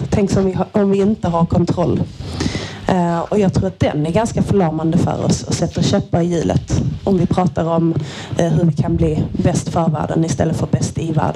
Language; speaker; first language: Swedish; native; Swedish